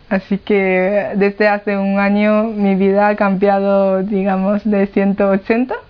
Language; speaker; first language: Spanish; non-native, fluent; Chinese